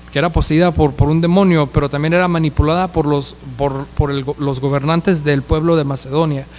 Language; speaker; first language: Spanish; early bilingual, heritage; Spanish